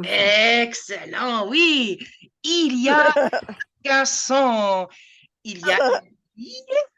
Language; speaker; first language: French; non-native, fluent; English